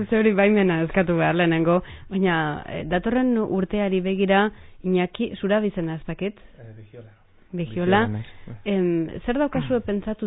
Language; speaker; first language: Basque; native; Basque